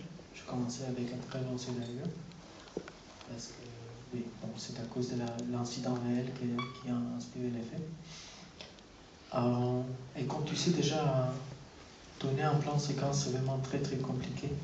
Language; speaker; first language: French; non-native, fluent; Romanian